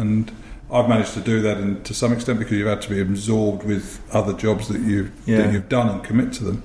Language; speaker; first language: English; native; English